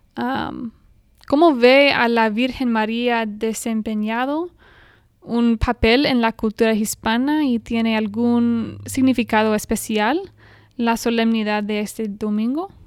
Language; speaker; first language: Spanish; non-native, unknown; English